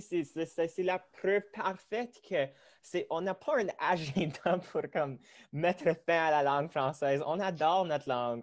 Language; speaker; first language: French; non-native, local second language; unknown